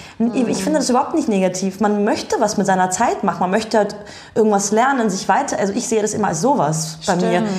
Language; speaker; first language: German; early bilingual, other home language; Bulgarian